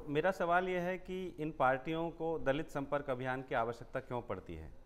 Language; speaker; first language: Hindi; native; Hindi